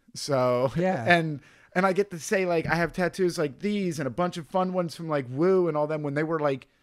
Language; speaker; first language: English; native; English